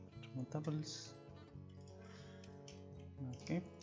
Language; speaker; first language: Russian; non-native, learner; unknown